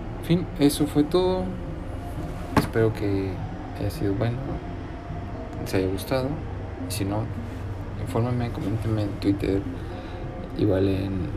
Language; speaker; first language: Spanish; native; Spanish